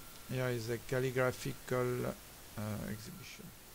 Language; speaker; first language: English; non-native, learner; French